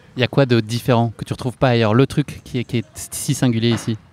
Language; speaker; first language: French; native; French